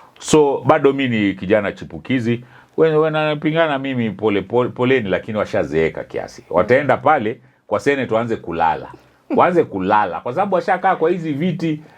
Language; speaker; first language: Swahili; non-native, local second language; Luyia